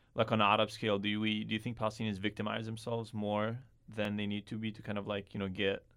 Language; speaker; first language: English; early bilingual, other home language; Arabic